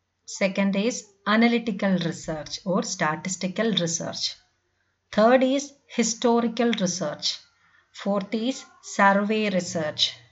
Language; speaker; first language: English; non-native, local second language; Malayalam